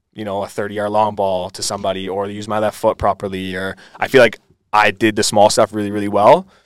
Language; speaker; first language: English; native; English